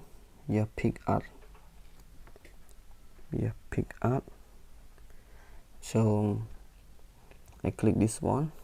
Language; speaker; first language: English; non-native, learner; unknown